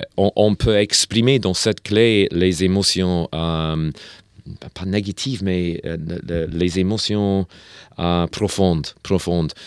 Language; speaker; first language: French; non-native, learner; English